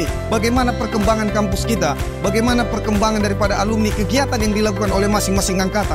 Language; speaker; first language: Indonesian; native; Indonesian